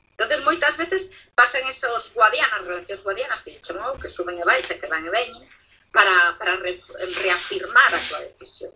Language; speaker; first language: Galician; non-native, local second language; Spanish